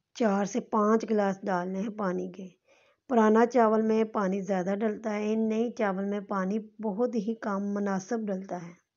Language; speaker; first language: Urdu; non-native, local second language; Punjabi